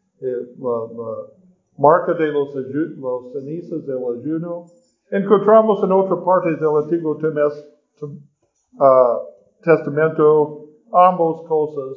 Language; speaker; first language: Spanish; non-native, learner; English